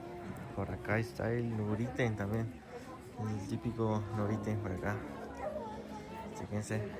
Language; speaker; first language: Spanish; native; Spanish